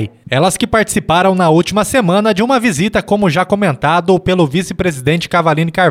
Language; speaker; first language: Portuguese; native; Portuguese